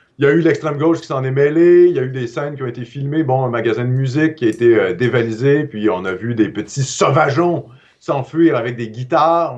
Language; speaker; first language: French; native; French